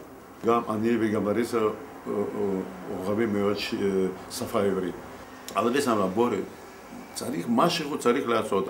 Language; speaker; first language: Hebrew; non-native, learner; Russian